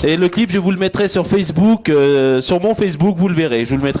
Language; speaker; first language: French; native; French